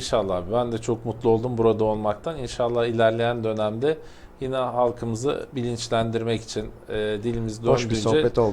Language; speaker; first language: Turkish; native; Turkish